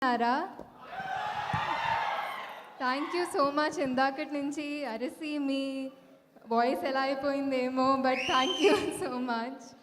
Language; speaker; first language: Telugu; non-native, fluent; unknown